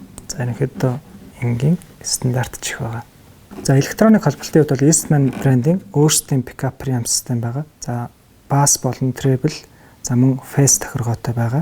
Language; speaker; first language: Mongolian; native; Mongolian